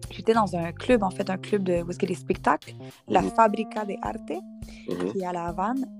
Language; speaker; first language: French; native; French